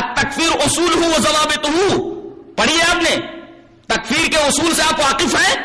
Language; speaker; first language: Urdu; native; Urdu